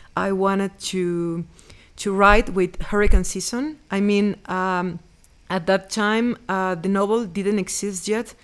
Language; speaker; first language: English; non-native, fluent; Spanish